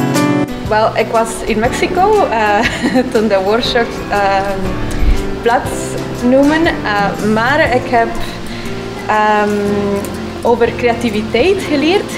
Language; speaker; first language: Dutch; non-native, learner; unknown